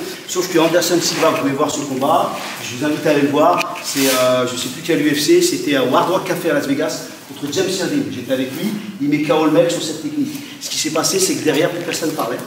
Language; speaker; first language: French; native; French